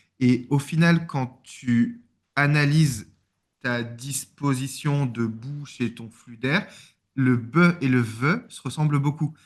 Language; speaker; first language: French; native; French